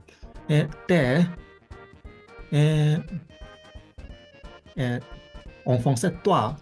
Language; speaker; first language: French; non-native, fluent; Japanese